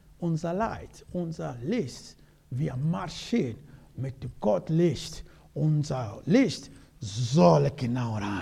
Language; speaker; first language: German; non-native, learner; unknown